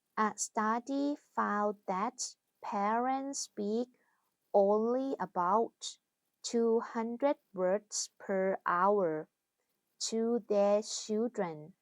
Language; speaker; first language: English; non-native, fluent; Thai